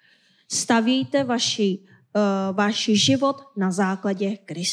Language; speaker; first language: Czech; non-native, fluent; Korean